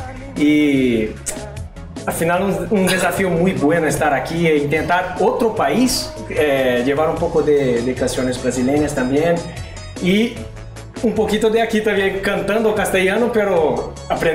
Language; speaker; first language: Spanish; non-native, learner; Portuguese